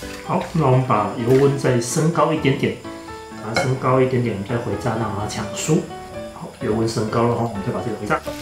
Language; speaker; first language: Chinese; native; Chinese